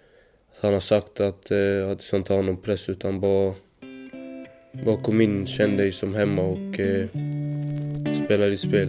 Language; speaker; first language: Swedish; native; Swedish